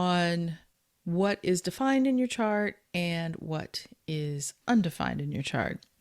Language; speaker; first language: English; native; English